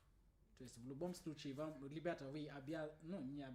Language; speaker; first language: Russian; non-native, learner; English